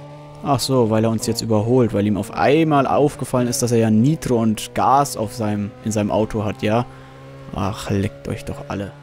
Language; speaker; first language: German; native; German